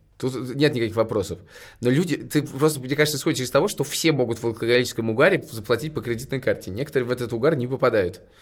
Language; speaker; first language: Russian; native; Russian